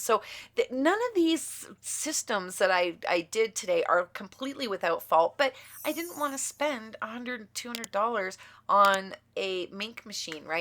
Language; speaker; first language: English; native; English